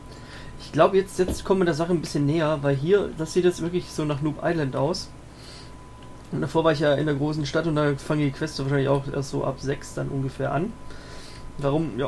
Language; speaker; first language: German; native; German